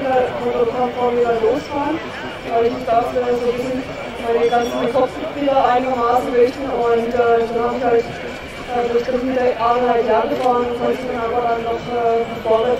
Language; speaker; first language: German; native; German